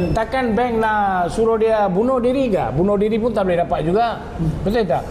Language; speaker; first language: Malay; non-native, local second language; Tamil